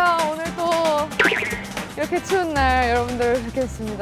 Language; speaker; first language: Korean; native; Korean